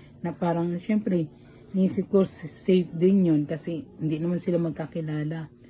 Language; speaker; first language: Filipino; native; Filipino